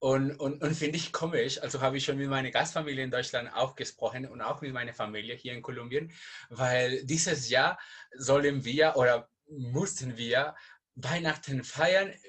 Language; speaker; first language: German; non-native, learner; Spanish